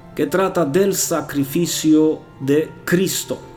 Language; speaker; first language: Spanish; non-native, fluent; Romanian